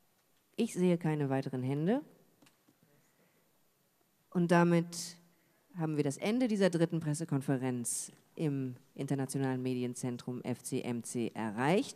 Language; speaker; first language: German; native; German